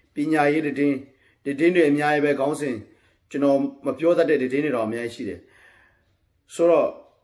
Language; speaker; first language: Burmese; non-native, local second language; Kachin